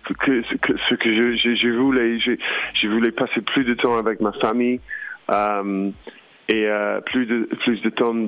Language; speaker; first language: French; non-native, learner; English